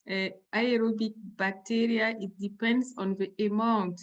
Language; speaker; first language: English; non-native, fluent; French